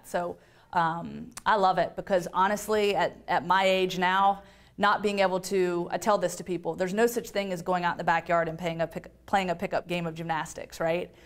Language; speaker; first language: English; native; English